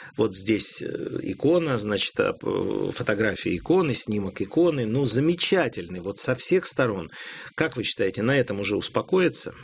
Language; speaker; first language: Russian; native; Russian